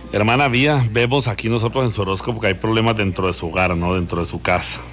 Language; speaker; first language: Spanish; native; Spanish